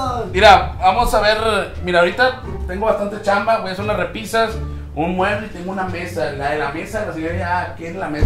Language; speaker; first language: Spanish; native; Spanish